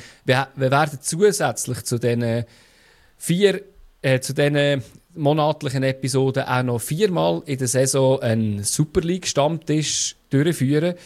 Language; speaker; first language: German; native; German